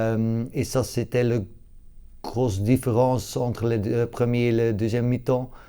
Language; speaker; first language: French; non-native, local second language; Dutch